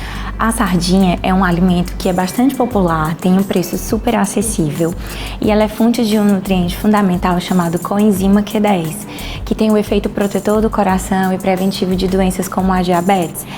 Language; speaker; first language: Portuguese; native; Portuguese